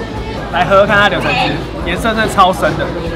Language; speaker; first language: Chinese; native; Chinese